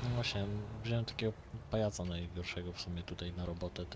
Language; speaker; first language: Polish; native; Polish